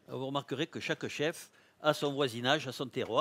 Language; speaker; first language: French; native; French